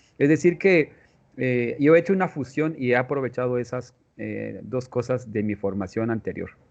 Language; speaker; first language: Spanish; non-native, local second language; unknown